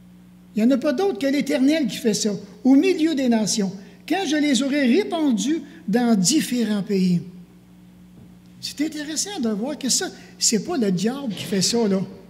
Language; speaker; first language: French; native; French